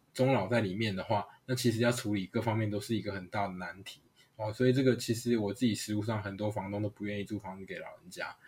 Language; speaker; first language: Chinese; non-native, local second language; Hakka Chinese